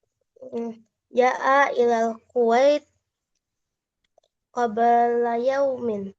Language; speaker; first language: Arabic; non-native, learner; Indonesian